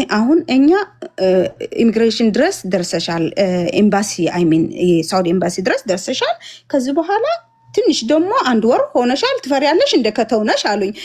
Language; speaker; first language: Amharic; non-native, fluent; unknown